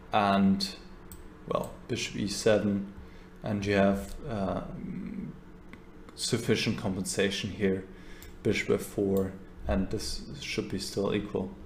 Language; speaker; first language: English; non-native, fluent; German